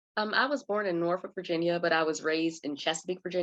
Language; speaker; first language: English; native; English